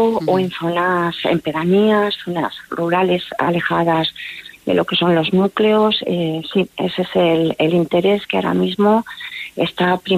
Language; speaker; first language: Spanish; native; Spanish